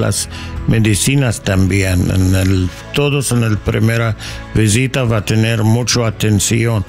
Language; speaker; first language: Spanish; non-native, learner; English